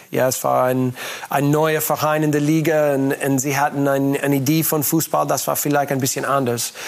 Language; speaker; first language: German; non-native, learner; English